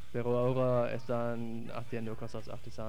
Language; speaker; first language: Spanish; non-native, fluent; German